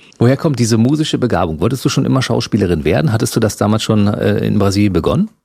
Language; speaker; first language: German; native; German